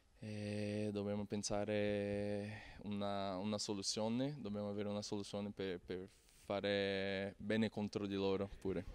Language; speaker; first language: Italian; non-native, fluent; Portuguese